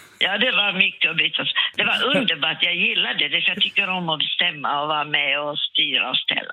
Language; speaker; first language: Swedish; non-native, local second language; Finnish